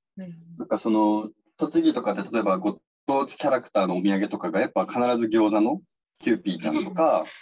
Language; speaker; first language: Japanese; native; Japanese